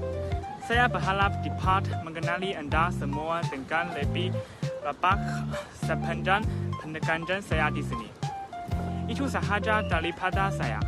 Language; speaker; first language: Indonesian; non-native, learner; Chinese